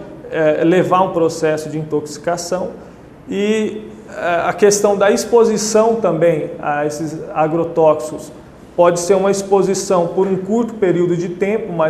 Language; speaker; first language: Portuguese; native; Portuguese